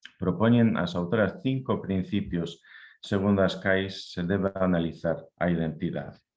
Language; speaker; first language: Galician; non-native, fluent; Polish